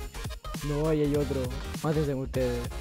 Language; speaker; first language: Spanish; native; Spanish